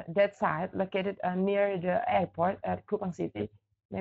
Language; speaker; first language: English; non-native, learner; Indonesian